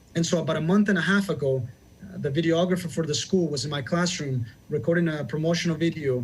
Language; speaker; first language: English; early bilingual, other home language; Spanish